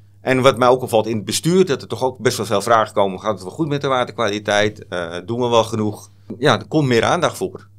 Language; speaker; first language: Dutch; native; Dutch